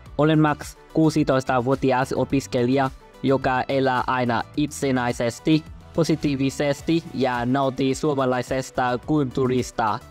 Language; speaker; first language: Finnish; non-native, learner; Vietnamese